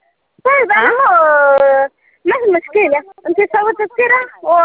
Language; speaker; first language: Arabic; non-native, learner; Bangla